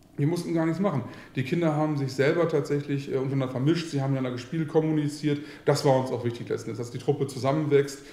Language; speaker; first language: German; native; German